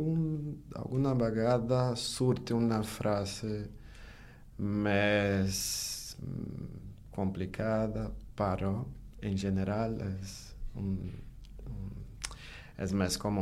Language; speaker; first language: Catalan; non-native, learner; Portuguese